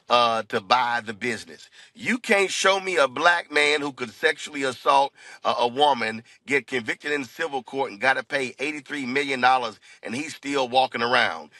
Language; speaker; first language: English; native; English